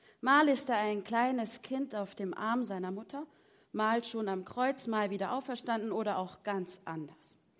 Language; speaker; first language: German; native; German